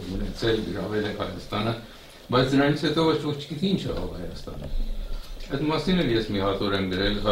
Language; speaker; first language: Armenian; early bilingual, heritage; Armenian